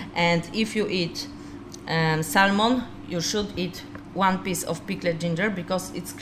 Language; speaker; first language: English; non-native, learner; Polish